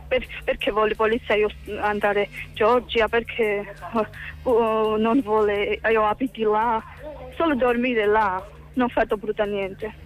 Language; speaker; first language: Italian; non-native, learner; Georgian